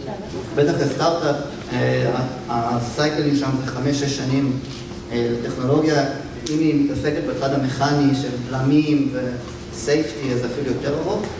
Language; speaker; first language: Hebrew; native; Hebrew